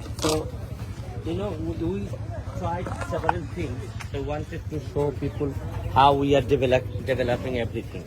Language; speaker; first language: English; non-native, local second language; Bangla